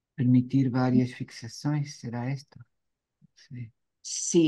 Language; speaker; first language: Spanish; non-native, learner; Portuguese